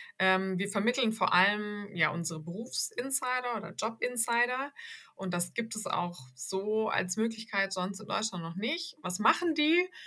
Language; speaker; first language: German; native; German